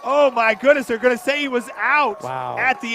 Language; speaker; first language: English; native; English